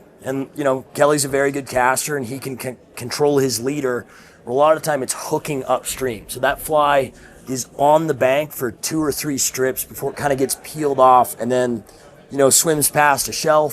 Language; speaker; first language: English; native; English